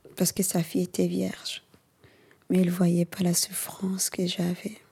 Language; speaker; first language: French; early bilingual, other home language; Somali